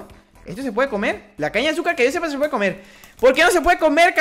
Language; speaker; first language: Spanish; native; Spanish